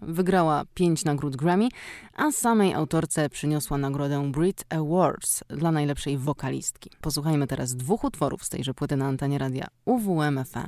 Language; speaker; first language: Polish; native; Polish